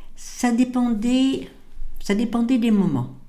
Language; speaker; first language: French; native; French